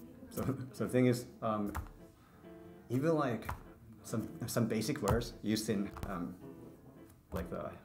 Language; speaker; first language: English; non-native, fluent; Japanese